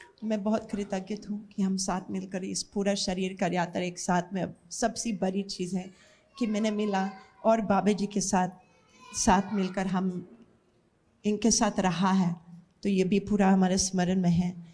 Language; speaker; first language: Hindi; non-native, learner; English